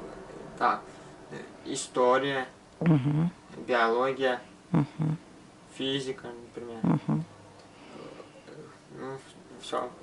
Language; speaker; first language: Russian; early bilingual, other home language; Armenian